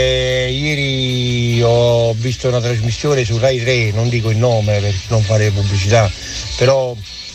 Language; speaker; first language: Italian; native; Italian